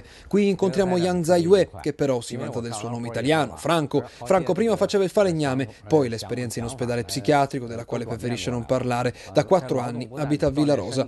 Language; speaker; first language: Italian; native; Italian